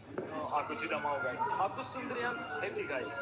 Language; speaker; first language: Indonesian; non-native, learner; Turkish